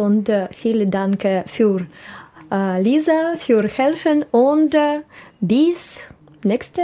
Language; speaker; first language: German; non-native, learner; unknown